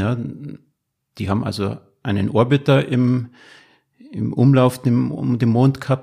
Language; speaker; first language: German; native; German